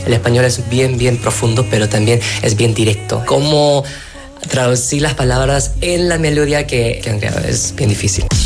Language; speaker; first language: Spanish; non-native, fluent; Korean